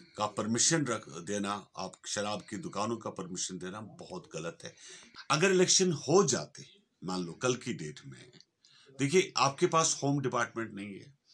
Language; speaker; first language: Hindi; non-native, local second language; Kashmiri